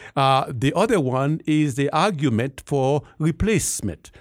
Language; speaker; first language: English; non-native, fluent; Haitian Creole